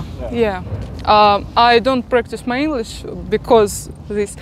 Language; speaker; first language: English; non-native, learner; Russian